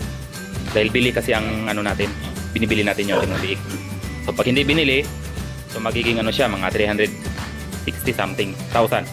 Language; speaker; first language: Filipino; native; Filipino